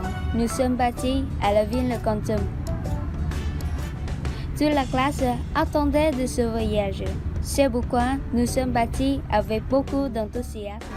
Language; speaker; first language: French; non-native, learner; Vietnamese